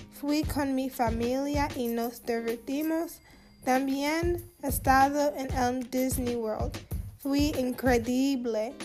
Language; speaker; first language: Spanish; non-native, learner; English